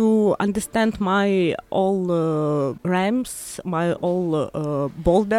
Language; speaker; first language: English; non-native, learner; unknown